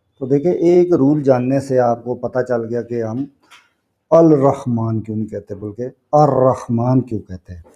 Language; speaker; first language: Urdu; non-native, local second language; Punjabi